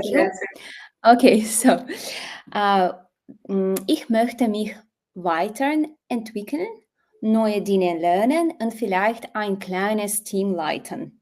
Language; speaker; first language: German; non-native, learner; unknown